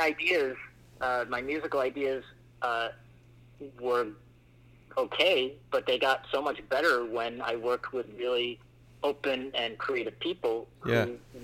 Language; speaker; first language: English; native; English